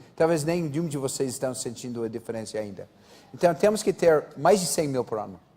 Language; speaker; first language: Portuguese; non-native, fluent; English